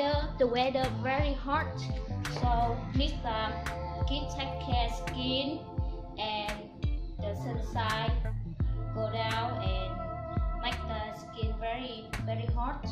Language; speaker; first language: English; non-native, learner; Vietnamese